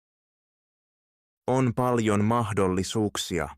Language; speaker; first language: Finnish; non-native, fluent; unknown